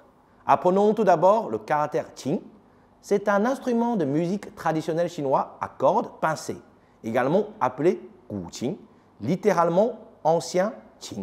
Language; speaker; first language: French; native; French